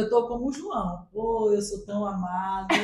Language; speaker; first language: Portuguese; native; Portuguese